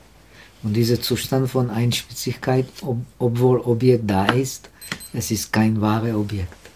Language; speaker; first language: German; non-native, learner; Czech